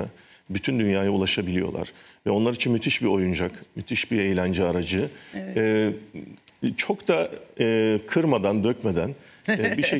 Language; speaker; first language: Turkish; native; Turkish